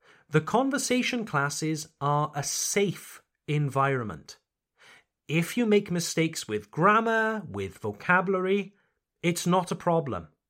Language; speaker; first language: English; native; English